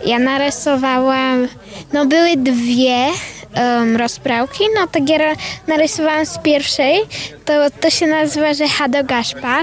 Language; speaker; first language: Polish; early bilingual, heritage; Polish